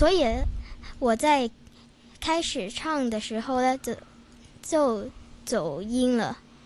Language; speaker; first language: Chinese; non-native, local second language; Cantonese